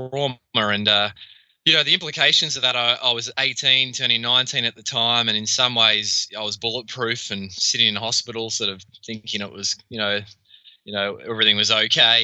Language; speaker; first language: English; native; English